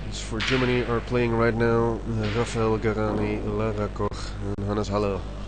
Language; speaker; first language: English; non-native, fluent; Dutch